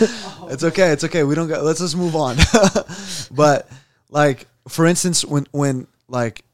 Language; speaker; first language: English; native; English